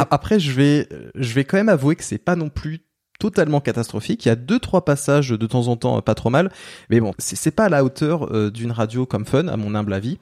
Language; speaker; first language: French; native; French